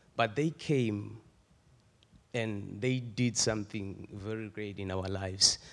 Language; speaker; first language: English; non-native, local second language; Swati